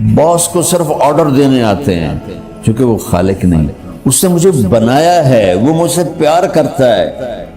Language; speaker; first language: Urdu; non-native, local second language; Punjabi